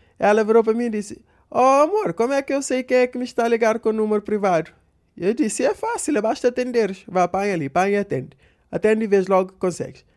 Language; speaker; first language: Portuguese; non-native, local second language; Kabuverdianu